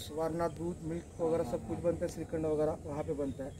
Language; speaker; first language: Hindi; non-native, local second language; Marathi